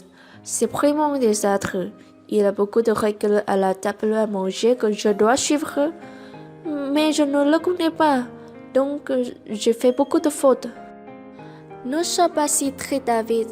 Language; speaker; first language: French; non-native, learner; Vietnamese